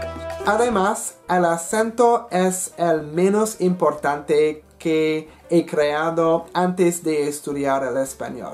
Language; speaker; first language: Spanish; non-native, learner; English